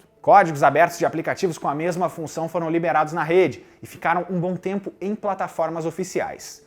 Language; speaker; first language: Portuguese; native; Portuguese